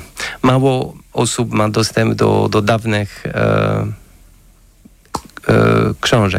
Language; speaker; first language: Polish; non-native, fluent; French